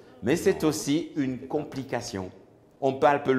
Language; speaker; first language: French; native; French